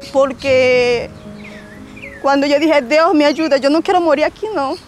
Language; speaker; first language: Portuguese; non-native, learner; Spanish